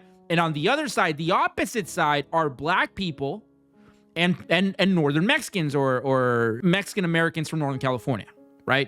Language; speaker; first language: English; native; English